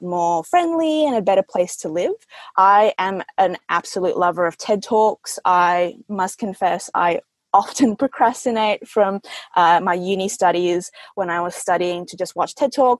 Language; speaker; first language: English; early bilingual, other home language; Indonesian